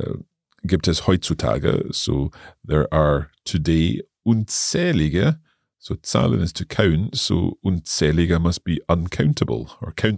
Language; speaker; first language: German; non-native, learner; English